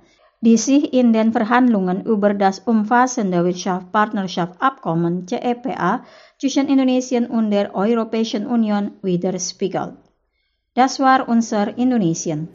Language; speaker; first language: German; non-native, fluent; Indonesian